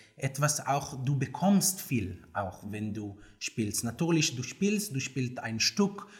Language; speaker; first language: German; non-native, learner; Hebrew